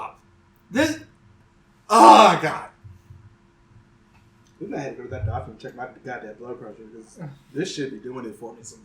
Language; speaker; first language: English; native; English